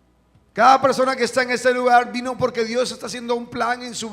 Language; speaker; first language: Spanish; native; Spanish